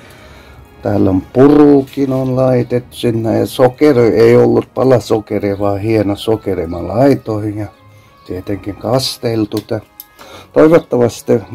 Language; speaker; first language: Finnish; non-native, fluent; Turkish